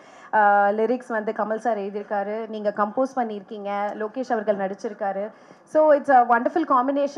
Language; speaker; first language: Tamil; native; Tamil